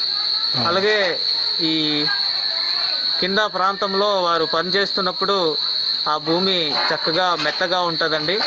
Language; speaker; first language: Telugu; native; Telugu